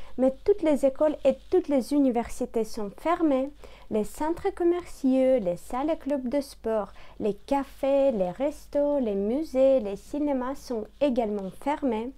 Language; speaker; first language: French; non-native, learner; Russian